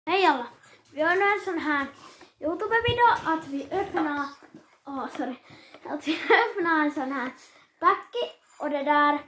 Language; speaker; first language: Swedish; early bilingual, other home language; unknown